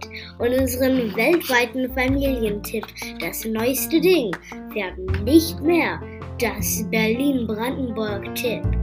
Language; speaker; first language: German; non-native, learner; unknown